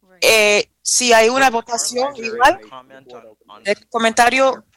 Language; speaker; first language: Spanish; non-native, fluent; English